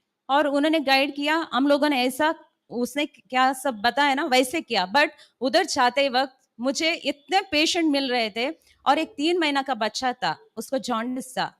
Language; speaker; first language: Hindi; non-native, local second language; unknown